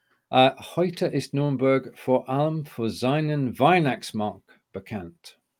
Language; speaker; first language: German; non-native, learner; English